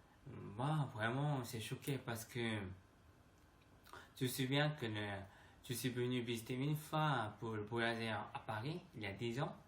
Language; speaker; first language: French; non-native, learner; Korean